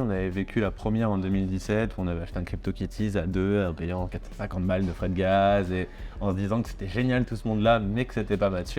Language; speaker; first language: French; native; French